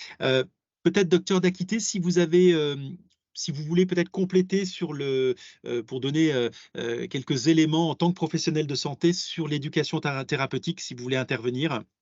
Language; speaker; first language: French; native; French